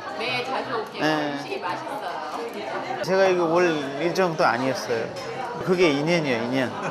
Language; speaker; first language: Korean; non-native, fluent; Nepali